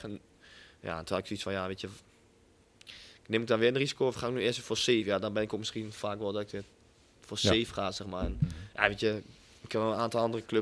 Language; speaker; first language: Dutch; native; Dutch